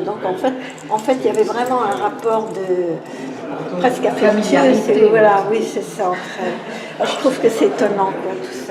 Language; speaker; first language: French; native; French